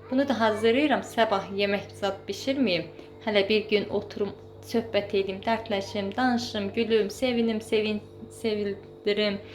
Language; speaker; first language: Azerbaijani; native; Azerbaijani